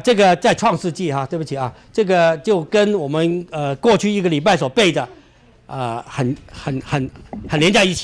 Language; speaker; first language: Chinese; native; Chinese